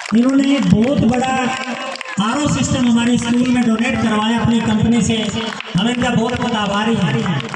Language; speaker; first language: Hindi; native; Hindi